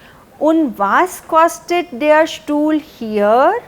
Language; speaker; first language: German; non-native, fluent; Hindi